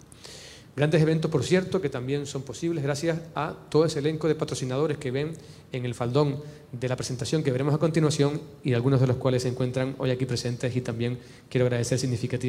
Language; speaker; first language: Spanish; native; Spanish